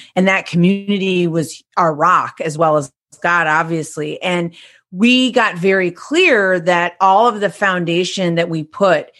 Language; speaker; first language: English; native; English